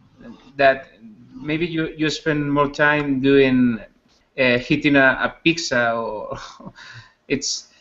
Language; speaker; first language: English; non-native, learner; Spanish